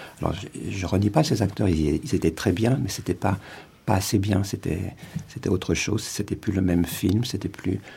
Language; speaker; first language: French; native; French